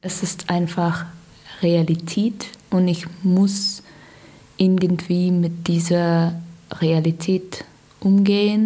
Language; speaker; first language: German; non-native, learner; Russian